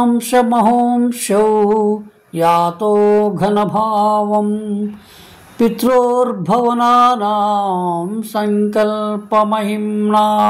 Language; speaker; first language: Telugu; native; Telugu